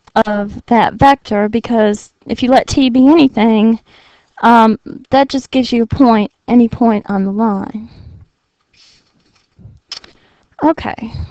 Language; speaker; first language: English; native; English